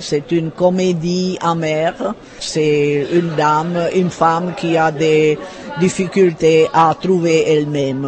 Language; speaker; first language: French; non-native, fluent; Czech